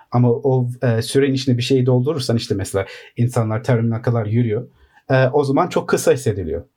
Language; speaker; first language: Turkish; early bilingual, heritage; Turkish